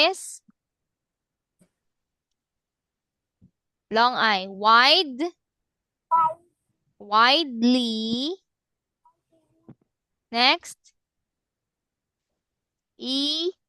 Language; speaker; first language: English; non-native, local second language; Filipino